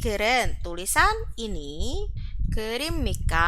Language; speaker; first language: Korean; non-native, fluent; Indonesian